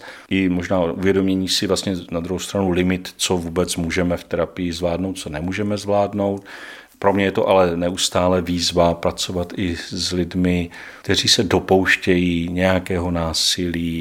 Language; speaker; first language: Czech; native; Czech